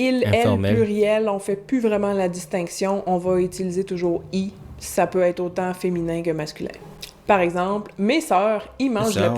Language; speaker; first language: French; native; French